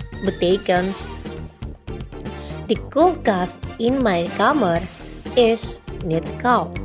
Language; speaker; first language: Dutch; non-native, learner; Indonesian